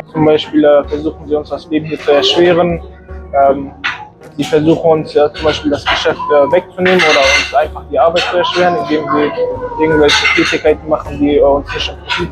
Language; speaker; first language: German; early bilingual, other home language; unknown